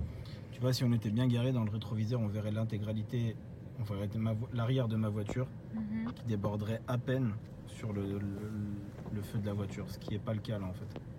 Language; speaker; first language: French; native; French